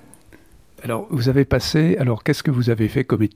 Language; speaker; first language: French; native; French